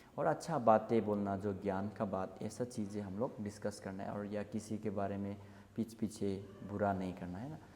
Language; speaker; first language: Hindi; non-native, local second language; Assamese